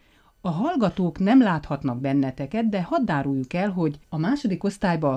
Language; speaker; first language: Hungarian; native; Hungarian